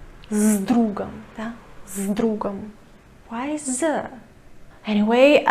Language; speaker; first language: Russian; native; Russian